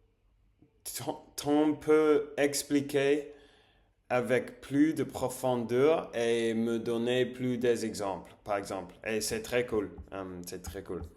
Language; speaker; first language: French; non-native, learner; English